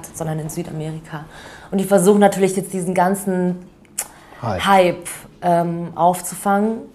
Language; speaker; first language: German; early bilingual, other home language; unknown